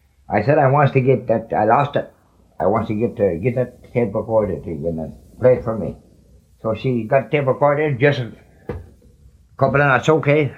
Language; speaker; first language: English; non-native, local second language; French